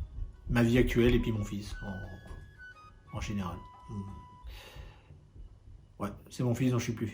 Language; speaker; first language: French; native; French